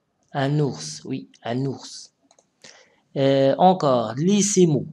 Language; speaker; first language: French; non-native, local second language; Arabic